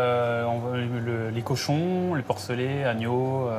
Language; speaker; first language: French; native; French